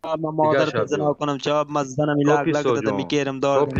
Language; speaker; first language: Persian; non-native, local second language; Pashto